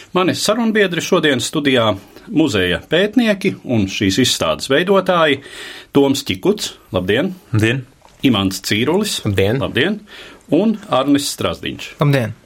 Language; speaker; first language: Latvian; native; Latvian